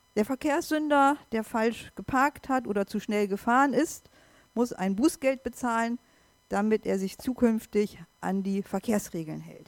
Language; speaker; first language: German; native; German